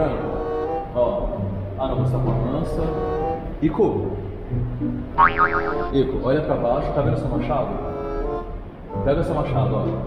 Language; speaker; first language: Portuguese; native; Portuguese